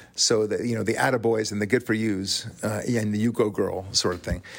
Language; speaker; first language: English; non-native, fluent; Hebrew